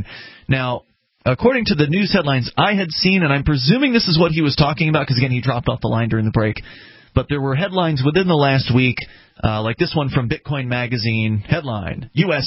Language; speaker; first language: English; native; English